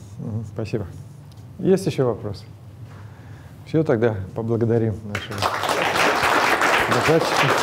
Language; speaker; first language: Russian; native; Russian